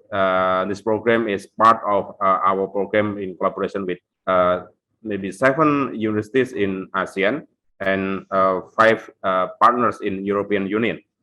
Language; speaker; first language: English; non-native, local second language; Indonesian